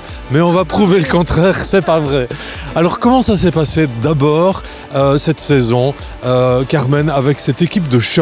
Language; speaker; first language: French; native; French